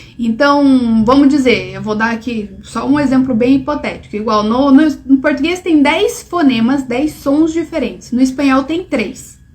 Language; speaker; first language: Portuguese; native; Portuguese